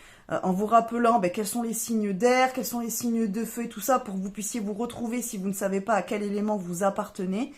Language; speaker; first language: French; native; French